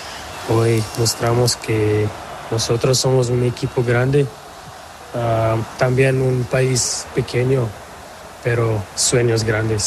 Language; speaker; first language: Spanish; non-native, learner; Portuguese